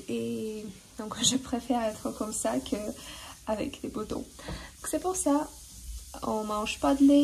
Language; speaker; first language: French; non-native, fluent; Russian